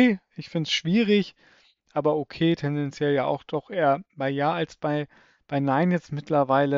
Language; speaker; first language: German; native; German